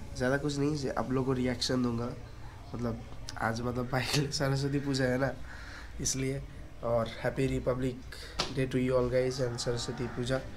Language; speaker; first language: Hindi; non-native, local second language; Bangla